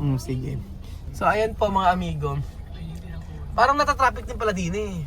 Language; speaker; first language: Filipino; native; Filipino